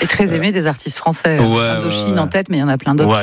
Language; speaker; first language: French; native; French